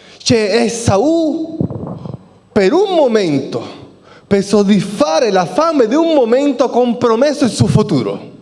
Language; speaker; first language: Italian; non-native, fluent; Spanish